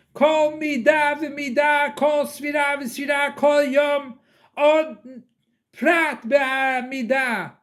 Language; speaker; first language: Hebrew; non-native, fluent; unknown